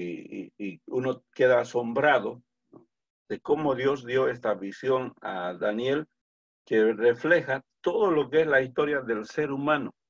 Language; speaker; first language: Spanish; native; Spanish